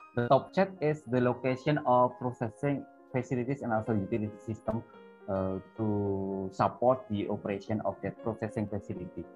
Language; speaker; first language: English; non-native, fluent; Indonesian